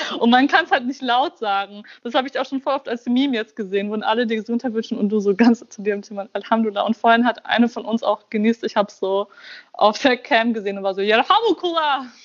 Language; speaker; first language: German; early bilingual, other home language; Persian